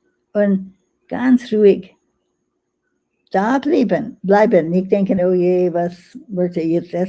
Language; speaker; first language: German; non-native, fluent; English